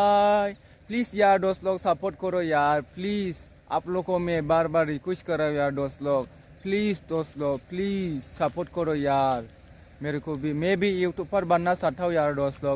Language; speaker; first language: Hindi; non-native, local second language; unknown